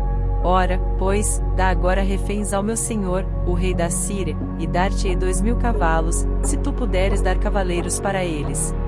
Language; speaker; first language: Portuguese; native; Portuguese